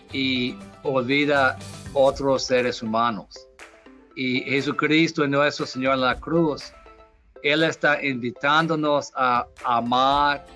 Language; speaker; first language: Spanish; non-native, fluent; English